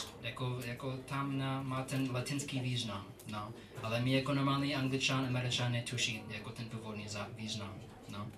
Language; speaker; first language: Czech; non-native, learner; English